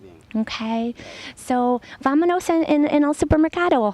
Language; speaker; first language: Spanish; non-native, learner; English